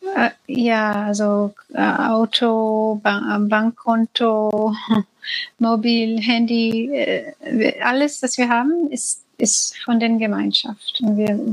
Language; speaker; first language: German; non-native, fluent; English